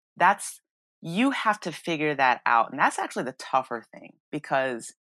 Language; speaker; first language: English; early bilingual, other home language; Yoruba